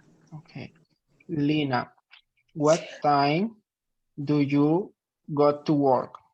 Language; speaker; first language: English; non-native, learner; Spanish